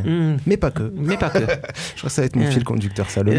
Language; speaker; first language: French; native; French